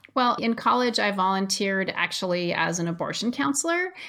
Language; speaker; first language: English; native; English